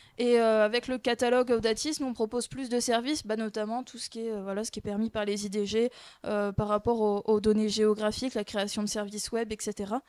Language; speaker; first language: French; native; French